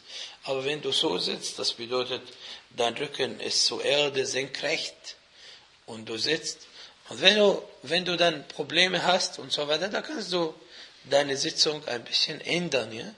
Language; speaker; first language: German; non-native, fluent; Arabic